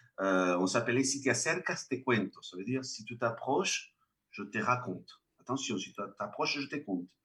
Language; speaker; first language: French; non-native, fluent; Spanish